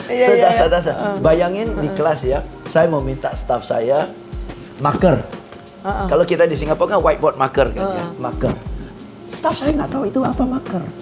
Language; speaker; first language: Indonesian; non-native, fluent; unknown